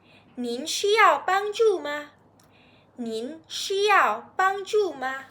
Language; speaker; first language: Chinese; non-native, fluent; Sinhala